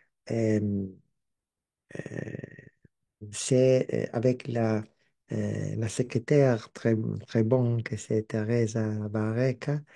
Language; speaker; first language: French; non-native, learner; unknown